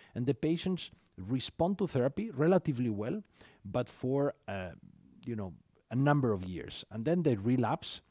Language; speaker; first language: English; non-native, fluent; Spanish